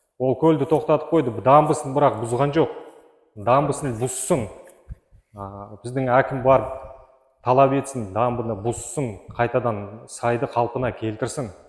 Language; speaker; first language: Kazakh; native; Kazakh